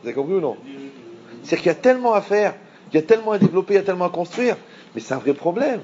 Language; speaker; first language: French; native; French